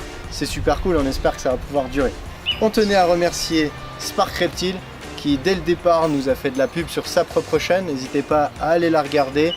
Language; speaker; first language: French; native; French